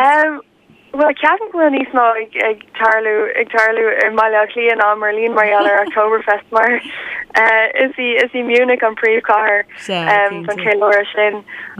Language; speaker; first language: Irish; non-native, learner; German